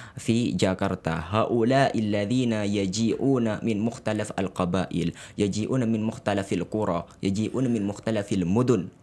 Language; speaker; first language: Arabic; non-native, fluent; Indonesian